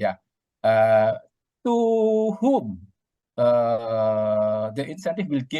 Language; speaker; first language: English; non-native, learner; Indonesian